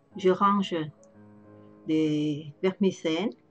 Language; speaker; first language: French; non-native, learner; Vietnamese